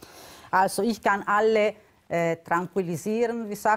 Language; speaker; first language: German; non-native, local second language; Italian